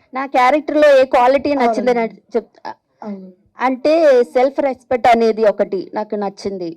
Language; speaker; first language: Telugu; non-native, learner; Malayalam